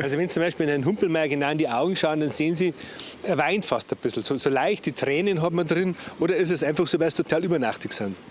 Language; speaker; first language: German; native; German